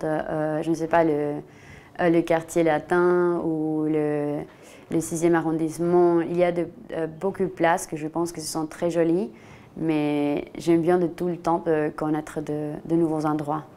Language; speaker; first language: French; non-native, fluent; Spanish